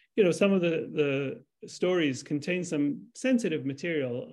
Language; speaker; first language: English; early bilingual, other home language; Arabic